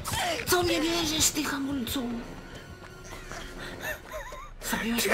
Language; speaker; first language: Polish; native; Polish